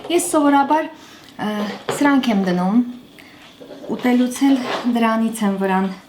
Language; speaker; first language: Armenian; native; Armenian